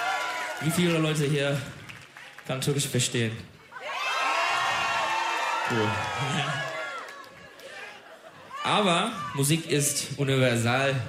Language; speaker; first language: German; non-native, learner; Turkish